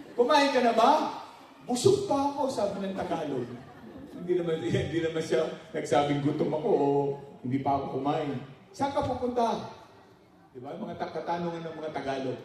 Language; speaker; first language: Filipino; non-native, local second language; Pampanga